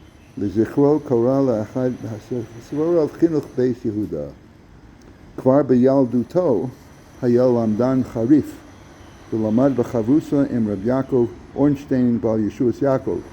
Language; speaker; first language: Hebrew; non-native, fluent; English